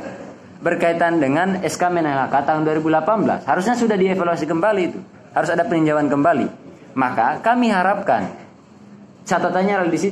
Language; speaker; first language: Indonesian; native; Indonesian